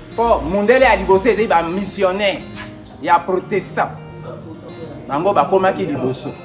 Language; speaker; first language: Lingala; native; Lingala